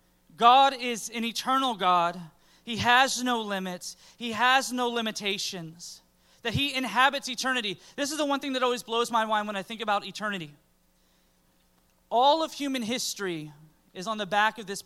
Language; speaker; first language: English; native; English